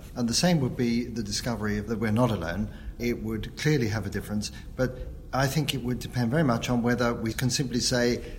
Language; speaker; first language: English; native; English